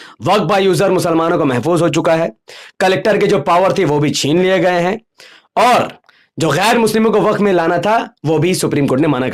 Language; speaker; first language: Hindi; native; Hindi